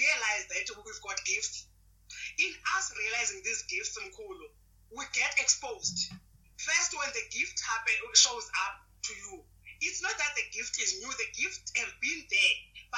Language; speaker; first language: English; non-native, local second language; Xhosa